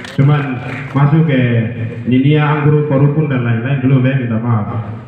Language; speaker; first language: Indonesian; non-native, local second language; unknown